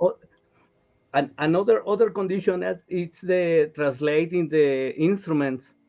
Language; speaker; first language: English; non-native, learner; Spanish